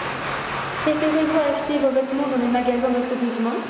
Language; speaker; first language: French; native; French